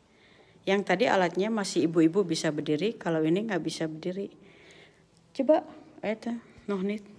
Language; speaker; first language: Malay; non-native, local second language; Sundanese